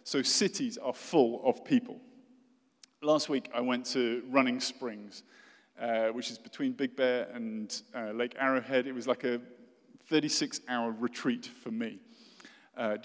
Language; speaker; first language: English; native; English